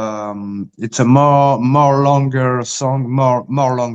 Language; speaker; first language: English; early bilingual, heritage; Spanish